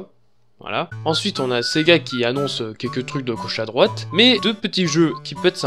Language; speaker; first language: French; native; French